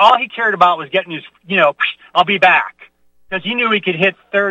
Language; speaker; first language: English; native; English